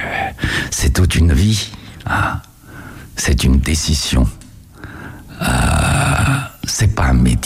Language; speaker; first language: French; non-native, fluent; Chinese